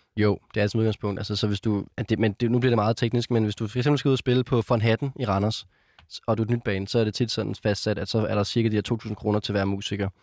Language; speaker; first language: Danish; native; Danish